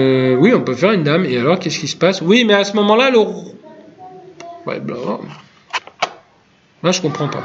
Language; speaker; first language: French; native; French